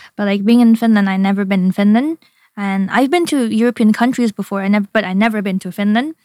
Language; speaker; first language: English; non-native, fluent; Indonesian